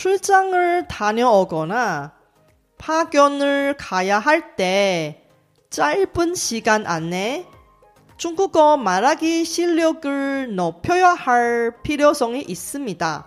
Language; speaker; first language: Korean; non-native, fluent; Chinese